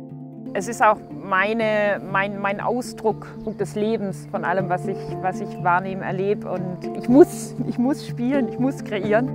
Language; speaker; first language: German; native; German